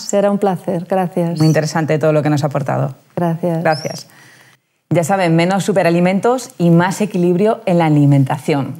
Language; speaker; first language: Spanish; native; Spanish